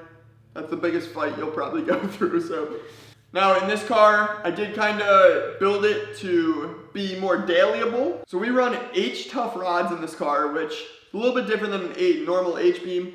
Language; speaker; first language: English; native; English